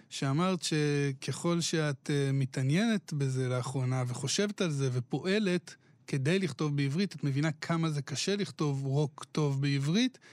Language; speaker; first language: Hebrew; native; Hebrew